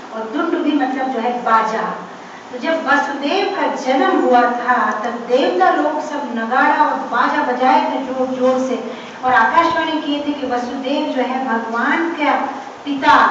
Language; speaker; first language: Hindi; non-native, local second language; Telugu